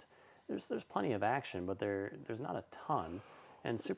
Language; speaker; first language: English; native; English